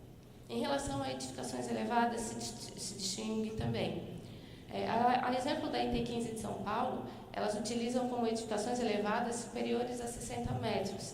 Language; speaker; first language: Portuguese; native; Portuguese